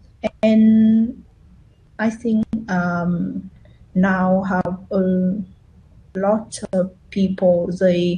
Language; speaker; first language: English; non-native, learner; Vietnamese